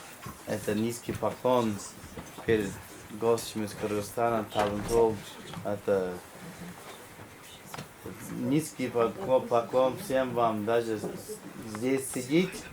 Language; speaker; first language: Russian; non-native, fluent; English